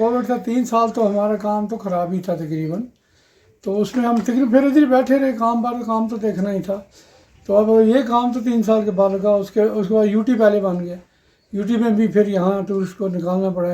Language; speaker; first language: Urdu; non-native, local second language; Kashmiri